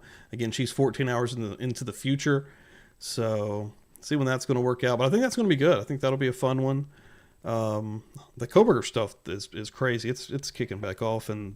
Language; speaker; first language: English; native; English